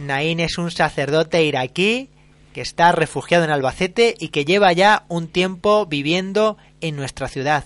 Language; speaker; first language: Spanish; native; Spanish